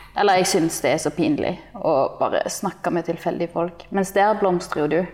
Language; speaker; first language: Norwegian; native; Norwegian